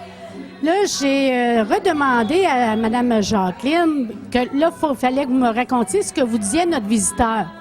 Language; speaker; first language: French; native; French